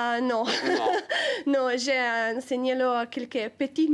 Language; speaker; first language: French; non-native, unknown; Italian